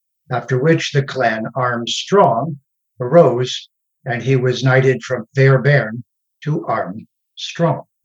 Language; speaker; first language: English; native; English